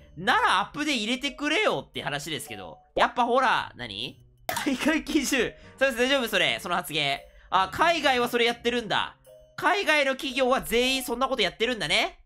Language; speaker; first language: Japanese; native; Japanese